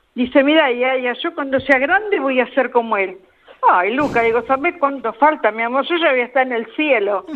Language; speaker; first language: Spanish; native; Spanish